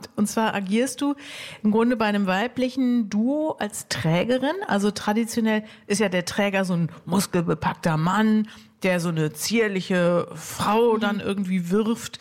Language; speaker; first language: German; native; German